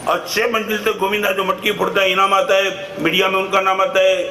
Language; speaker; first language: Hindi; non-native, local second language; Gujarati